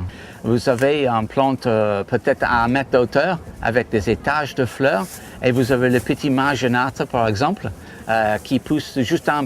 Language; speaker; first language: French; non-native, fluent; English